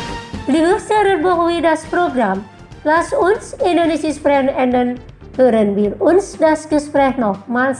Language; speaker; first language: German; non-native, fluent; Indonesian